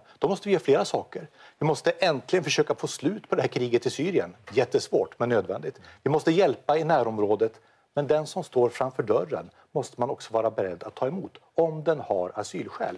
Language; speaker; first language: Swedish; native; Swedish